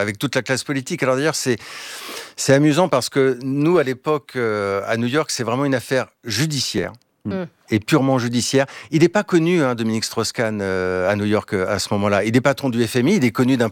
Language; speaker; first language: French; native; French